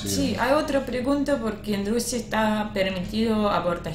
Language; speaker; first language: Spanish; non-native, learner; Russian